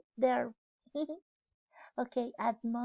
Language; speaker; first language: English; non-native, learner; Spanish